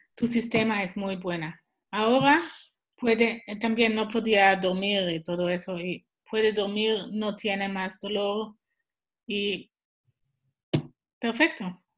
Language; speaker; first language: Spanish; non-native, learner; Swiss German